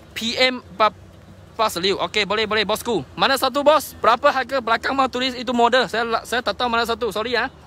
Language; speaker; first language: Malay; non-native, local second language; Chinese